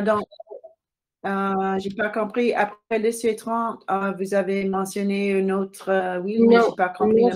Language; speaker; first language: French; non-native, learner; English